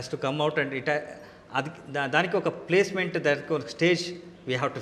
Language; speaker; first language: Telugu; non-native, local second language; Kannada